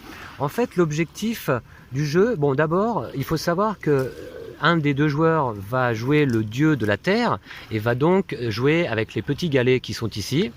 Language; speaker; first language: French; native; French